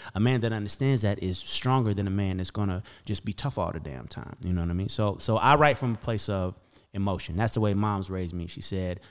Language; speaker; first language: English; native; English